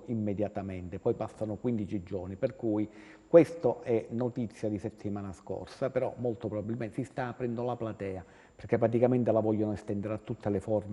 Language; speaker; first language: Italian; native; Italian